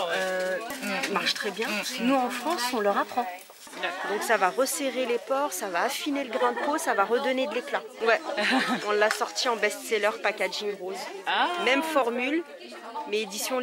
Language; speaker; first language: French; native; French